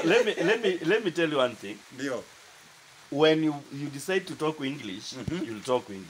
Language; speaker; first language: English; non-native, fluent; Swahili